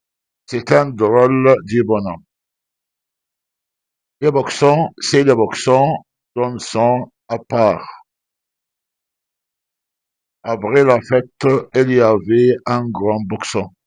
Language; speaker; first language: French; non-native, fluent; Arabic